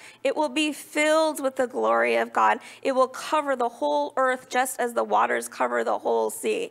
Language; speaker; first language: English; native; English